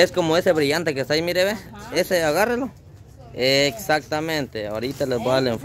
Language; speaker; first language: Spanish; native; Spanish